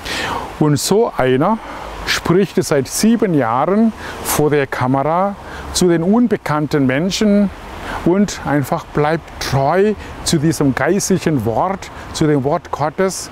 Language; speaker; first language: German; non-native, fluent; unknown